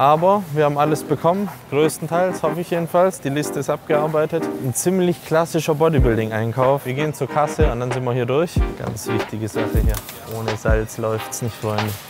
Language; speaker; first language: German; native; German